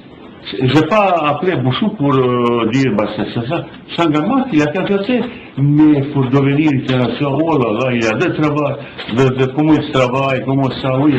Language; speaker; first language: French; non-native, fluent; Bosnian